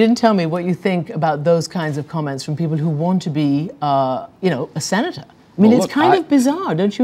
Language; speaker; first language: English; native; English